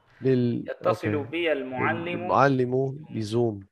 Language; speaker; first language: Arabic; non-native, learner; English